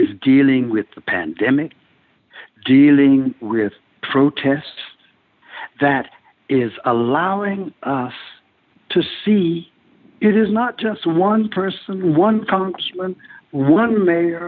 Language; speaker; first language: English; native; English